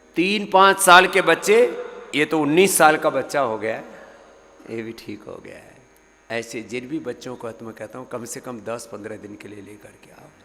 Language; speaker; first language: Hindi; native; Hindi